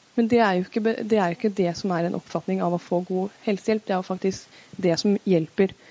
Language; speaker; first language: Norwegian; early bilingual, other home language; Persian